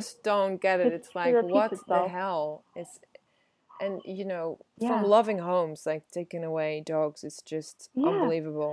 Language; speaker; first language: English; non-native, fluent; Dutch